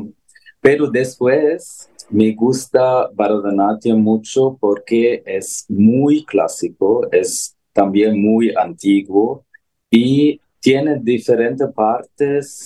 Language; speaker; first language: Spanish; non-native, learner; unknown